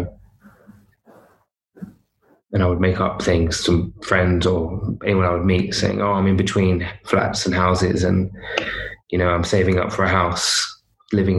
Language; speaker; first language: English; native; English